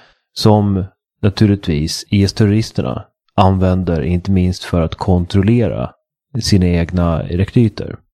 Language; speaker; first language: Swedish; native; Swedish